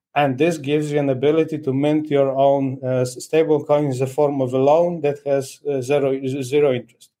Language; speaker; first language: English; non-native, fluent; Polish